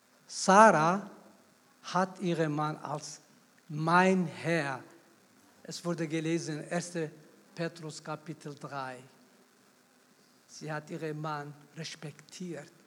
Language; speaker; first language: German; non-native, fluent; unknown